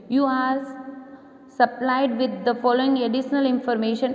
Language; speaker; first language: English; non-native, local second language; Gujarati